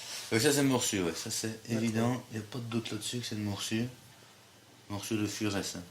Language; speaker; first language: French; native; French